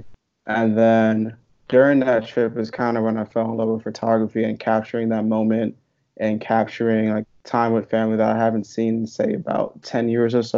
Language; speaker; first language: English; native; English